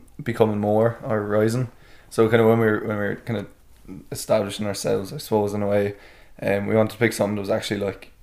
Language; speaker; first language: English; native; English